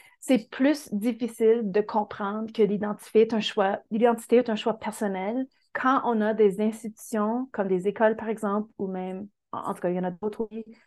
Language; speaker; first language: French; native; French